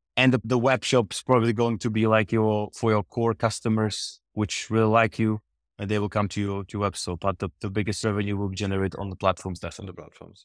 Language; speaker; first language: English; non-native, fluent; Czech